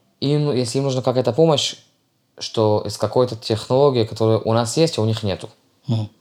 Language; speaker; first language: Russian; early bilingual, heritage; Russian